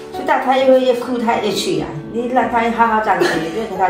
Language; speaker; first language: Chinese; native; Chinese